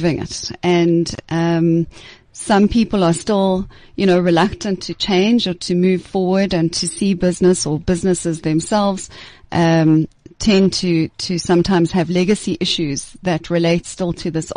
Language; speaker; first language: English; native; English